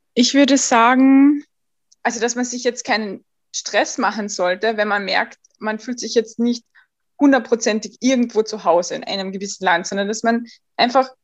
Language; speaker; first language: German; native; German